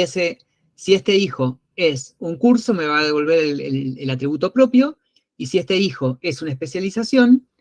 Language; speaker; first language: Spanish; native; Spanish